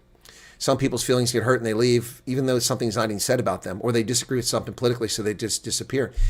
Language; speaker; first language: English; native; English